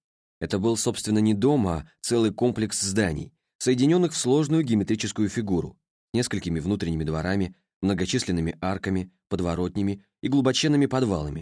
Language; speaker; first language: Russian; native; Russian